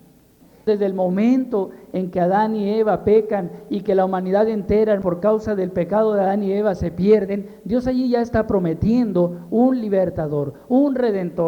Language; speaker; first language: Spanish; native; Spanish